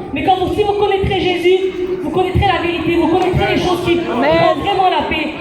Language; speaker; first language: French; early bilingual, other home language; Chinese